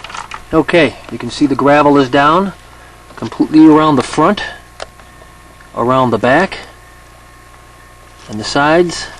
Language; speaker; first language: English; native; English